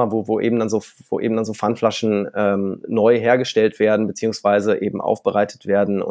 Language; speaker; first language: German; native; German